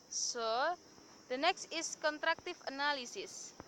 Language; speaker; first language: English; non-native, learner; Indonesian